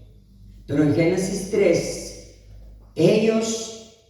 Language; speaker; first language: Spanish; native; Spanish